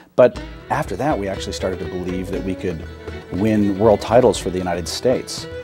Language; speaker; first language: English; native; English